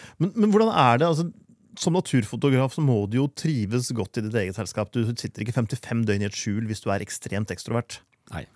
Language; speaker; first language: Norwegian; native; Norwegian